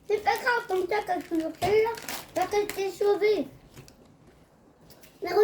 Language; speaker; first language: French; native; French